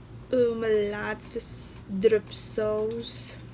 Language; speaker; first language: Dutch; non-native, local second language; Papiamento